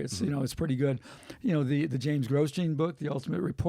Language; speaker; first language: English; native; English